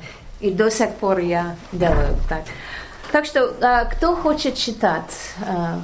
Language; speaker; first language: Russian; non-native, learner; English